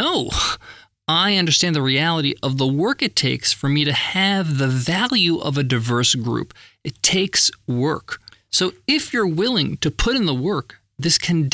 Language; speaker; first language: English; native; English